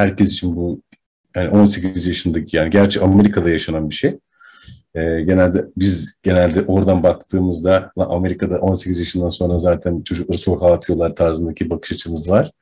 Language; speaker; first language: Turkish; native; Turkish